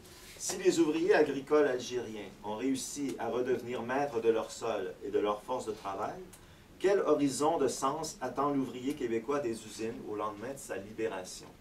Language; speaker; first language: French; native; French